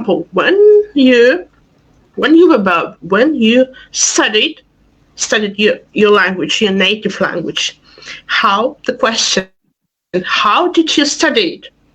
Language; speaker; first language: English; non-native, fluent; Russian